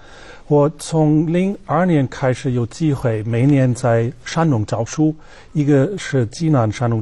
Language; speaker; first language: Chinese; non-native, fluent; German